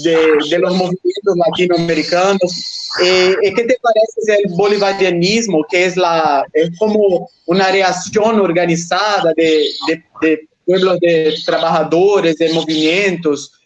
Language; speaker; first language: Spanish; non-native, fluent; Portuguese